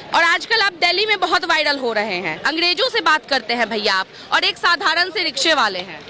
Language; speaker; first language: Hindi; native; Hindi